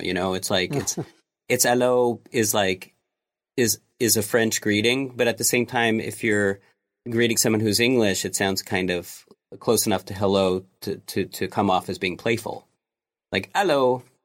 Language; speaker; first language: English; native; English